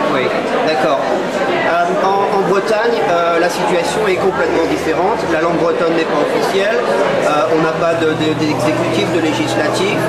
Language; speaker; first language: French; native; French